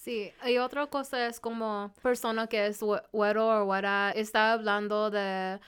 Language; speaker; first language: Spanish; early bilingual, heritage; Spanish